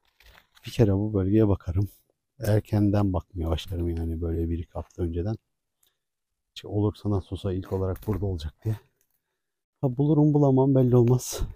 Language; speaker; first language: Turkish; native; Turkish